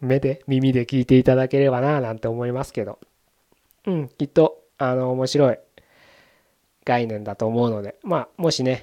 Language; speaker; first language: Japanese; native; Japanese